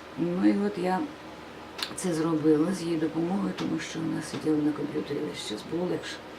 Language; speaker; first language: Ukrainian; non-native, local second language; Russian